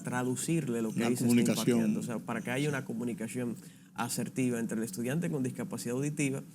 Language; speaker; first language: Spanish; native; Spanish